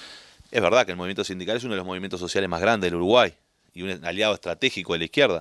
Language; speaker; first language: Spanish; native; Spanish